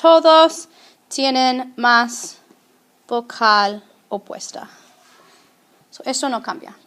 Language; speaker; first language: Spanish; non-native, fluent; English